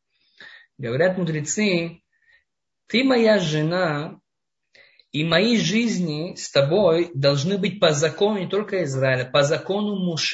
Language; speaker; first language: Russian; non-native, fluent; Hebrew